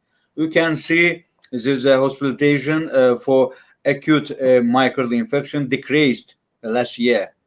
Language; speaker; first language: English; non-native, learner; Russian